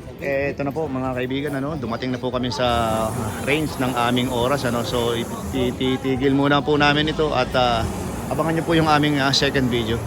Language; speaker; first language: Filipino; non-native, local second language; Bikol